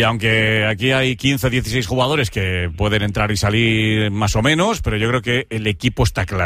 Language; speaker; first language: Spanish; native; Spanish